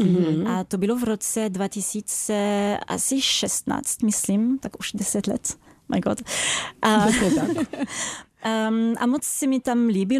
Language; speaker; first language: Czech; non-native, fluent; French